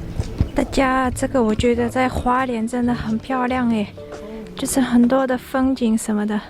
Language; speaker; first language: Chinese; non-native, fluent; Mongolian